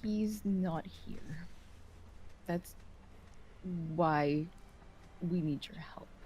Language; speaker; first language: English; native; English